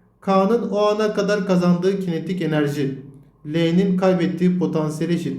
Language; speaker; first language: Turkish; native; Turkish